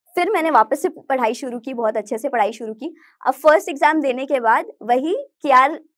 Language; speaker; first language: Hindi; native; Hindi